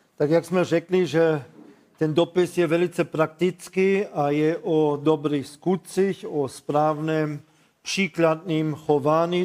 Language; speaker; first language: Czech; non-native, fluent; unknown